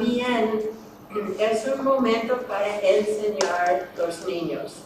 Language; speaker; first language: Spanish; non-native, fluent; English